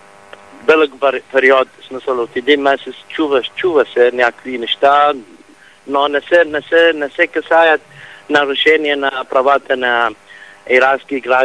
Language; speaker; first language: Bulgarian; non-native, fluent; Arabic